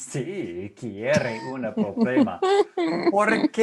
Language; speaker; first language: Spanish; non-native, fluent; English